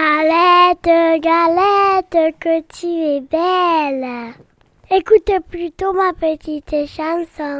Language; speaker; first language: French; native; French